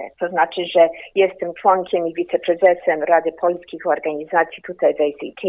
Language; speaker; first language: Polish; early bilingual, heritage; Polish